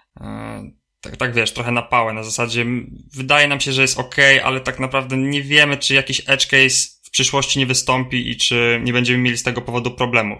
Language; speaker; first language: Polish; native; Polish